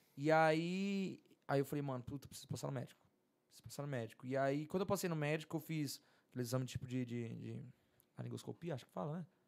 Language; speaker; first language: Portuguese; native; Portuguese